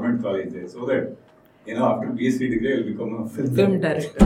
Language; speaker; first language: English; non-native, local second language; Kannada